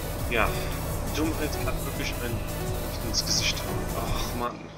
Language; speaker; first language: German; native; German